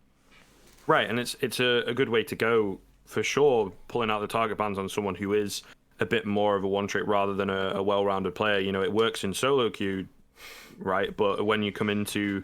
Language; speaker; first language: English; native; English